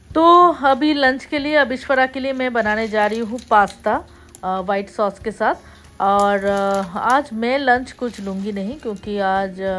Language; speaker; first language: Hindi; non-native, local second language; Bangla